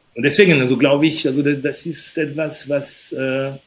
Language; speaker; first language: German; non-native, fluent; French